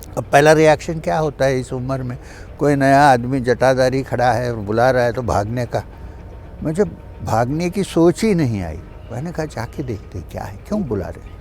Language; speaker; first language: Hindi; non-native, local second language; Urdu